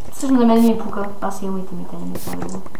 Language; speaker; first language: Bulgarian; native; Bulgarian